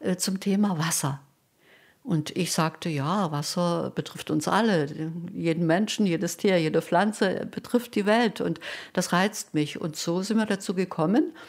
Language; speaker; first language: German; non-native, local second language; Upper Sorbian